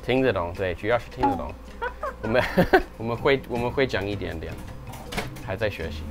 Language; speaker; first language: Chinese; non-native, fluent; English